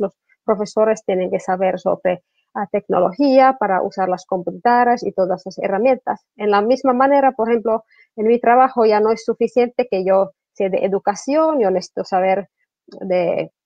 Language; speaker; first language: Spanish; non-native, fluent; Finnish